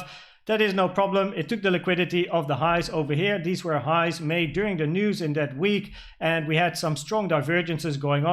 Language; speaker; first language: English; non-native, fluent; Dutch